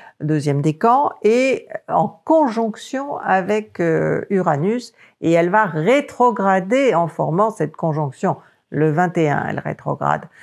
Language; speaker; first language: French; native; French